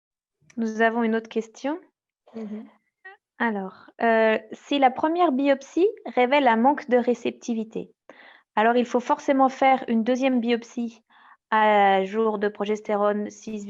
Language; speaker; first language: French; native; French